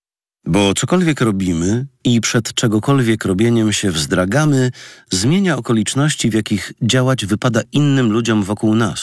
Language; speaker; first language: Polish; native; Polish